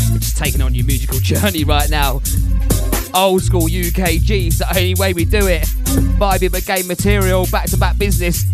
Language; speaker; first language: English; native; English